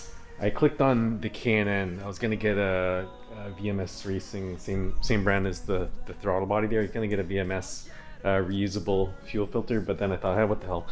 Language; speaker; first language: English; native; English